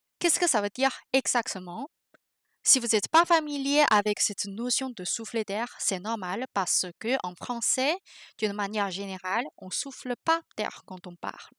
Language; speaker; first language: French; non-native, fluent; Chinese